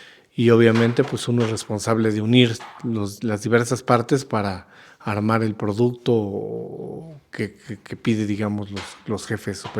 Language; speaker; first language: Spanish; native; Spanish